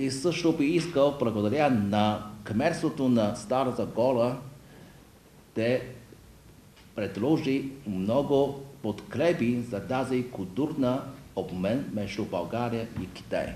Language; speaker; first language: Bulgarian; non-native, learner; Chinese